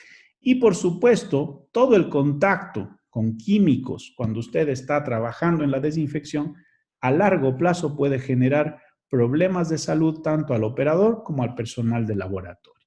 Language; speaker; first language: Spanish; native; Spanish